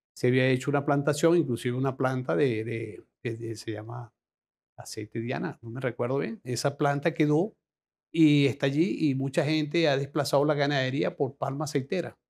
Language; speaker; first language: Spanish; native; Spanish